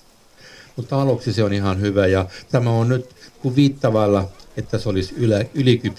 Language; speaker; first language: Finnish; non-native, local second language; Swedish